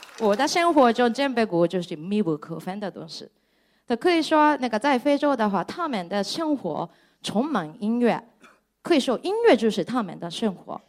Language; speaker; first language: Chinese; non-native, fluent; Japanese